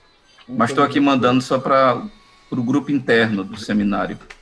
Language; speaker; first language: Portuguese; native; Portuguese